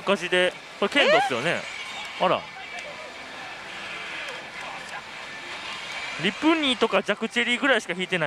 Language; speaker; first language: Japanese; native; Japanese